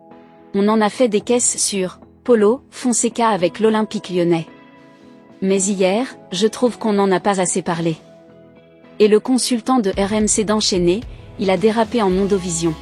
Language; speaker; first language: French; native; French